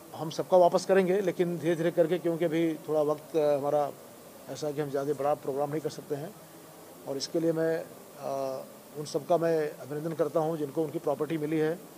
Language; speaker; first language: Hindi; non-native, local second language; Marathi